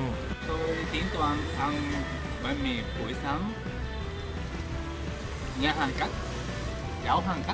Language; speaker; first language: Vietnamese; non-native, learner; Japanese